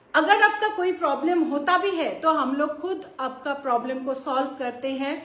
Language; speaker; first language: Hindi; non-native, local second language; Bangla